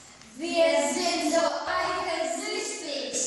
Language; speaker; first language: German; non-native, learner; Polish